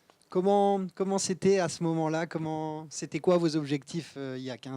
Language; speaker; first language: French; native; French